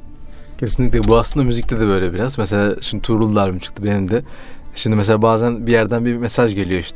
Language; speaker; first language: Turkish; native; Turkish